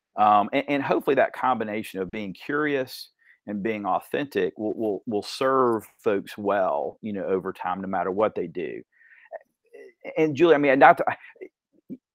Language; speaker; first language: English; native; English